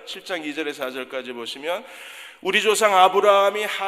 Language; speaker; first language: Korean; native; Korean